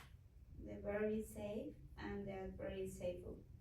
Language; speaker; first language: English; non-native, learner; Spanish